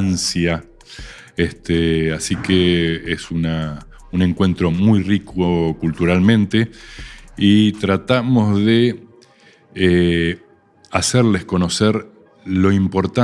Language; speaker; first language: Spanish; native; Spanish